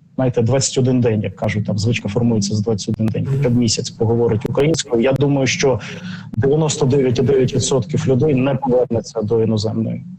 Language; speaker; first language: Ukrainian; non-native, local second language; Russian